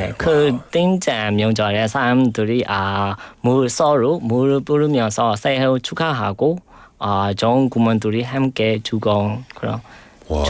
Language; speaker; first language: Korean; non-native, learner; Burmese